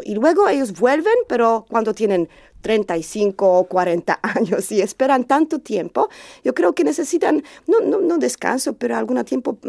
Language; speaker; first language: Spanish; non-native, learner; Polish